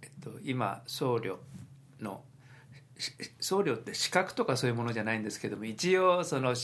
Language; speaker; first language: Japanese; native; Japanese